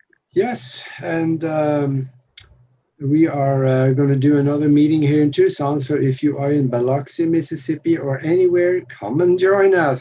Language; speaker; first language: English; non-native, fluent; Norwegian